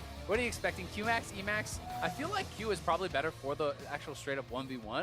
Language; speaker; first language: English; native; English